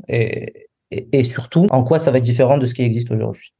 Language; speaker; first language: French; non-native, local second language; Arabic